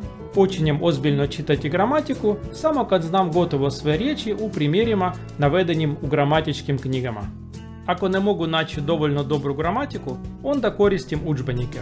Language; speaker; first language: Croatian; non-native, learner; Russian